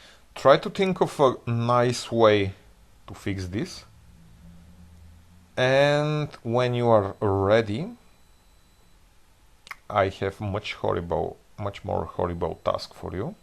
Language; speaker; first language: English; non-native, fluent; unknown